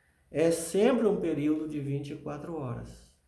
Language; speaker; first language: Portuguese; native; Portuguese